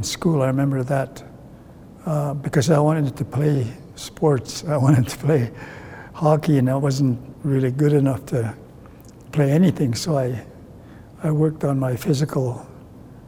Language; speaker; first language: English; non-native, fluent; Cree